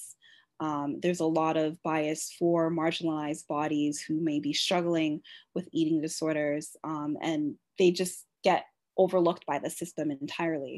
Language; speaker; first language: English; native; English